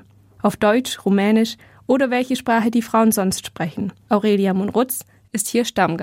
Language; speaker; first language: German; native; German